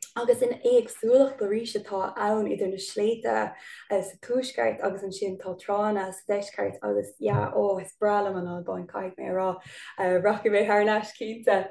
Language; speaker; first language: Irish; non-native, local second language; English